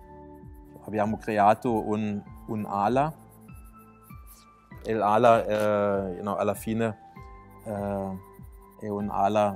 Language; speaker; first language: Italian; non-native, fluent; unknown